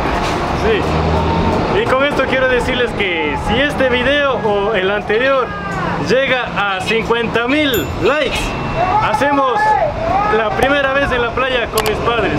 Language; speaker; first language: Spanish; native; Spanish